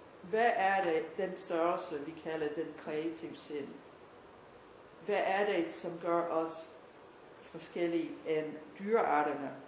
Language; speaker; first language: Danish; non-native, fluent; English